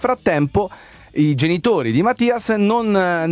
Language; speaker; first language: Italian; native; Italian